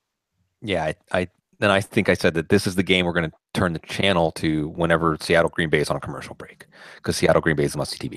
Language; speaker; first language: English; native; English